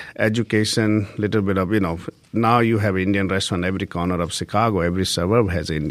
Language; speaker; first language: English; non-native, local second language; Hindi